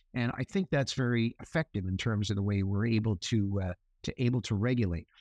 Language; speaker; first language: English; native; English